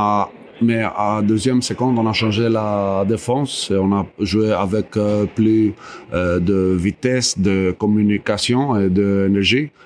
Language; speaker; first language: French; non-native, fluent; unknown